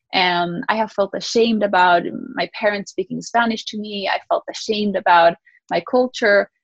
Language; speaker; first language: English; early bilingual, other home language; Spanish